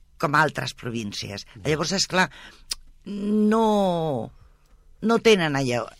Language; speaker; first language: Catalan; non-native, local second language; Spanish